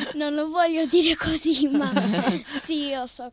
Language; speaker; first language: Italian; early bilingual, heritage; Italian